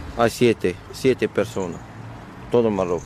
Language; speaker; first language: Spanish; non-native, learner; Arabic